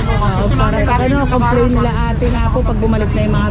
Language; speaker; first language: Filipino; native; Filipino